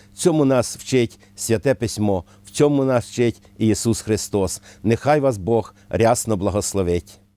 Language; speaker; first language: Ukrainian; native; Ukrainian